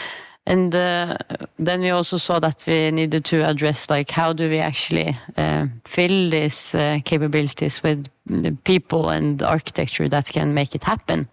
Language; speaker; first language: English; non-native, fluent; Norwegian